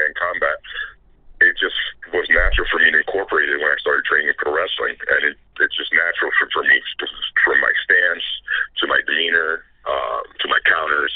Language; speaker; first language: English; non-native, fluent; Spanish